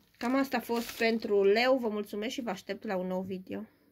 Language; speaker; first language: Romanian; native; Romanian